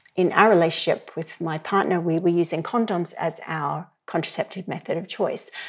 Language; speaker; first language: English; native; English